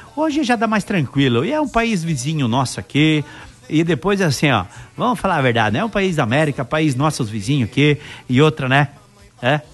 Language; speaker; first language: Portuguese; native; Portuguese